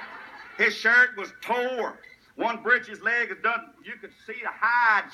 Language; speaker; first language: English; native; English